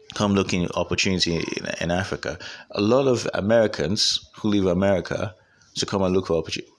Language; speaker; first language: English; non-native, local second language; Igbo